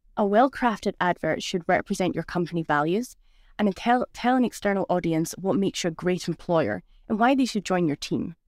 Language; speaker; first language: English; native; English